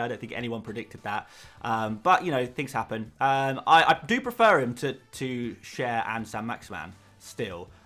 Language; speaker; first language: English; native; English